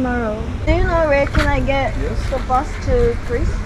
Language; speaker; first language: English; non-native, learner; Korean